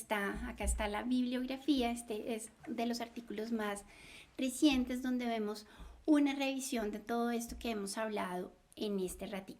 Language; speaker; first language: Spanish; native; Spanish